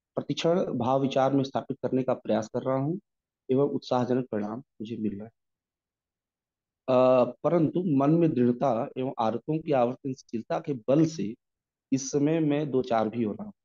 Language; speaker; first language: Hindi; native; Hindi